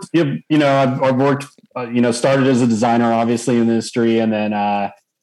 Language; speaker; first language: English; native; English